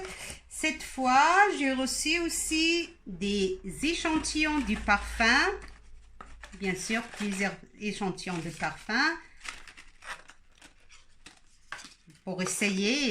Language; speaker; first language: French; non-native, local second language; Arabic